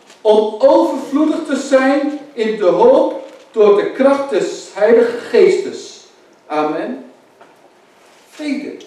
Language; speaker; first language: Dutch; native; Dutch